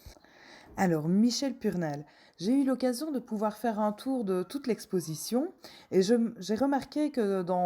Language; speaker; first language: French; native; French